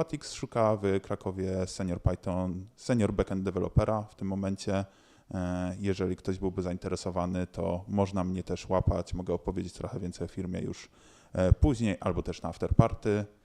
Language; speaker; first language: Polish; native; Polish